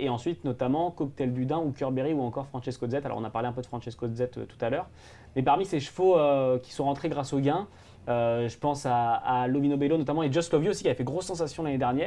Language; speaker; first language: French; native; French